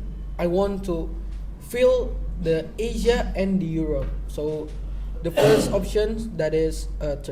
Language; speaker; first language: English; non-native, learner; Indonesian